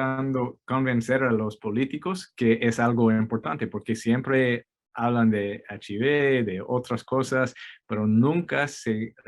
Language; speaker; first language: Spanish; non-native, fluent; English